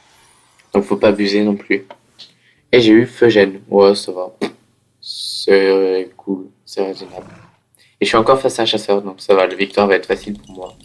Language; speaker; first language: French; native; French